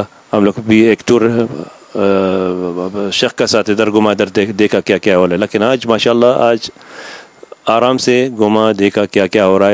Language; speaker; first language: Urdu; non-native, learner; Arabic